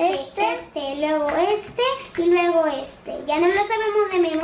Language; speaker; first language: Spanish; native; Spanish